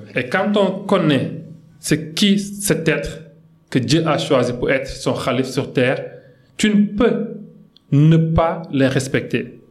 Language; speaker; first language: French; non-native, local second language; Wolof